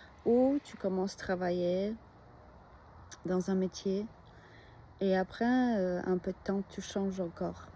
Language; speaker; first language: French; non-native, fluent; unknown